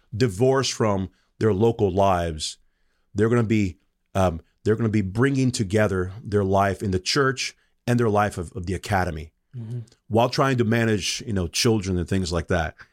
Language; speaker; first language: English; non-native, fluent; Portuguese